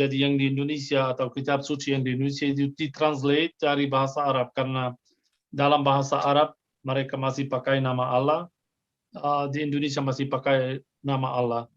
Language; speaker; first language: Indonesian; non-native, fluent; Arabic